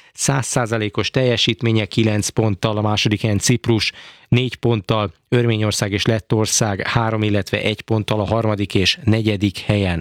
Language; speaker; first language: Hungarian; native; Hungarian